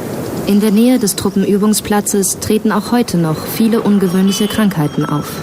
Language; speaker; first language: German; native; German